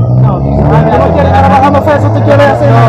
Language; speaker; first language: Spanish; non-native, learner; Haitian Creole